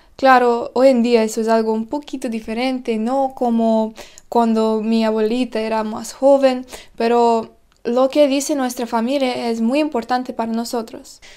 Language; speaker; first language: Spanish; non-native, fluent; Russian